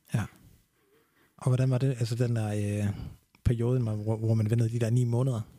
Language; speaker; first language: Danish; early bilingual, other home language; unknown